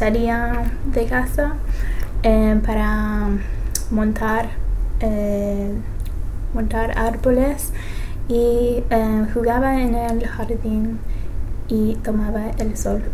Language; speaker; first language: Spanish; non-native, learner; English